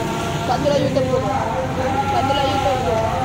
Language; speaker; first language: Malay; non-native, local second language; Javanese